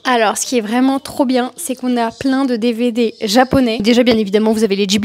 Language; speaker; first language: French; native; French